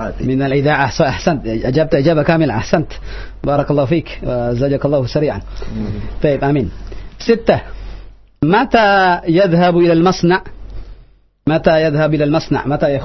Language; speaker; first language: Arabic; non-native, fluent; Indonesian